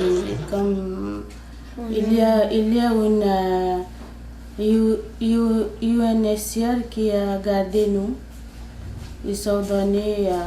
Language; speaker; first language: French; non-native, learner; Nepali